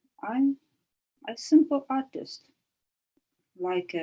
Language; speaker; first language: English; non-native, learner; Ukrainian